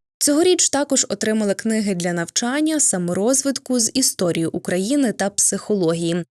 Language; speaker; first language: Ukrainian; native; Ukrainian